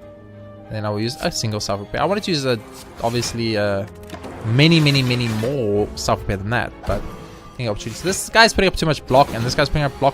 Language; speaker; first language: English; native; English